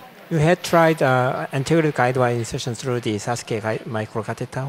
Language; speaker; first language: English; non-native, fluent; Korean